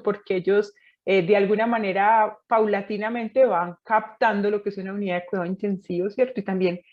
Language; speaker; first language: Spanish; native; Spanish